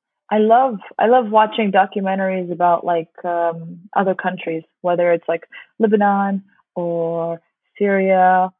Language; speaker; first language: English; early bilingual, other home language; Arabic